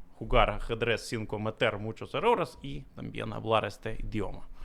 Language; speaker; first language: Spanish; non-native, learner; English